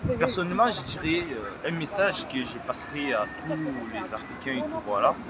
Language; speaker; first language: French; early bilingual, other home language; Lingala